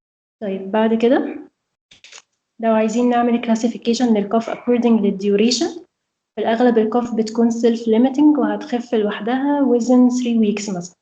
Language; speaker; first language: Arabic; native; Arabic